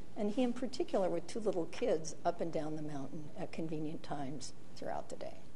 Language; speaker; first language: English; native; English